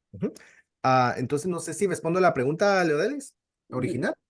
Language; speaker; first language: Spanish; native; Spanish